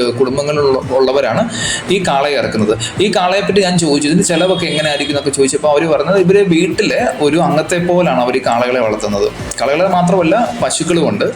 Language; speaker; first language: Malayalam; native; Malayalam